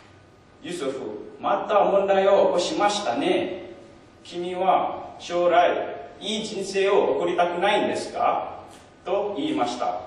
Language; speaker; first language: Japanese; non-native, learner; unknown